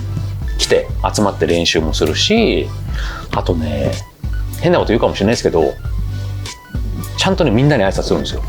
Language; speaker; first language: Japanese; native; Japanese